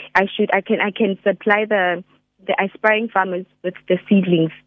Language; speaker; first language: English; non-native, local second language; Northern Sotho